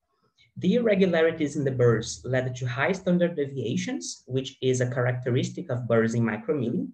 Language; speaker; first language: English; non-native, fluent; Portuguese